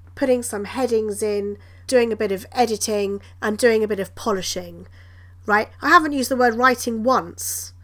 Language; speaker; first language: English; native; English